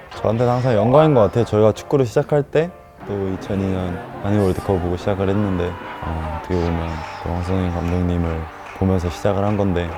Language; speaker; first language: Korean; native; Korean